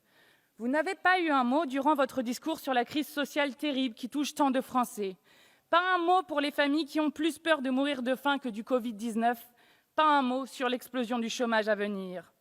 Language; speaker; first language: French; native; French